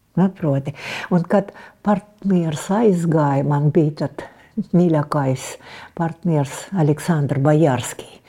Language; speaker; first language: Latvian; non-native, local second language; Russian